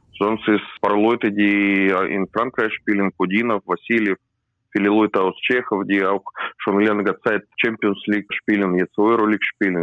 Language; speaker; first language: German; non-native, learner; Russian